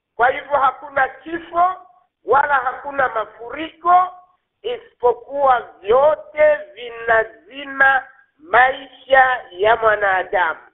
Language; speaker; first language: Swahili; non-native, local second language; Rundi